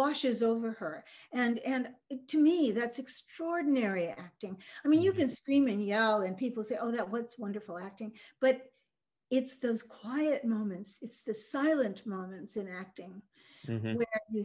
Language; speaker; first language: English; early bilingual, other home language; Norwegian